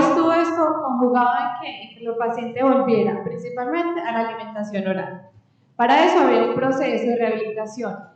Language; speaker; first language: Spanish; native; Spanish